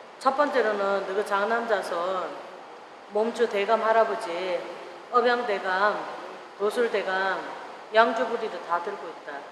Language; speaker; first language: Korean; native; Korean